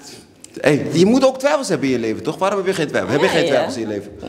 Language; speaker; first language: Dutch; native; Dutch